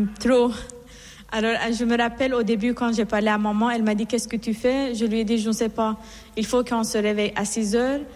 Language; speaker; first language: French; non-native, fluent; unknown